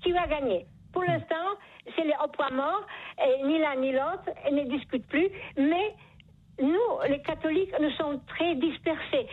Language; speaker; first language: French; non-native, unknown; Polish